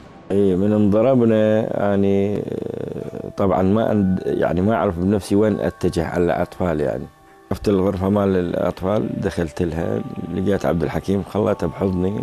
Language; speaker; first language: Arabic; native; Arabic